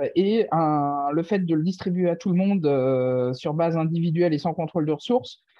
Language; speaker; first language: French; native; French